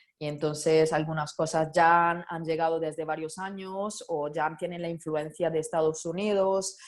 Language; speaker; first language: Spanish; non-native, fluent; Italian